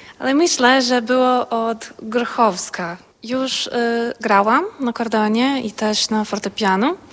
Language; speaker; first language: Polish; non-native, learner; Portuguese